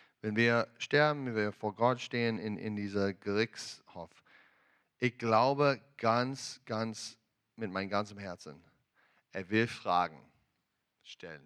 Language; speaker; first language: German; non-native, learner; English